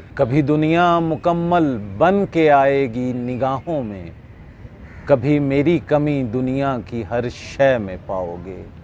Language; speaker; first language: Urdu; non-native, local second language; Punjabi